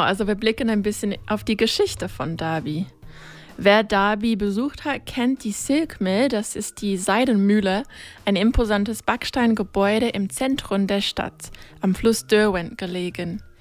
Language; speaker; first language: German; non-native, fluent; English